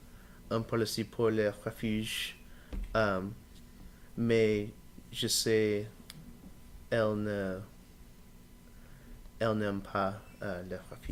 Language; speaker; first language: French; non-native, learner; English